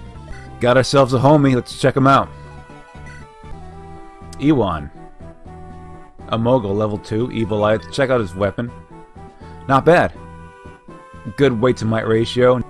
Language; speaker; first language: English; native; English